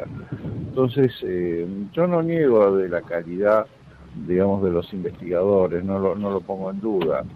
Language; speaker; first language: Spanish; native; Spanish